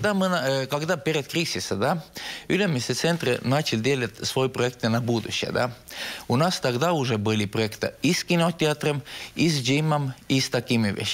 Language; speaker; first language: Russian; non-native, local second language; Estonian